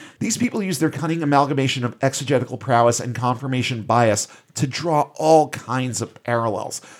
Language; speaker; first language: English; native; English